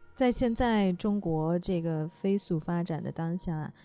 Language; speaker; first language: Chinese; native; Chinese